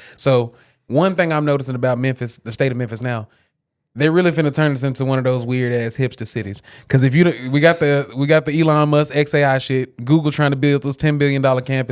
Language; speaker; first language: English; native; English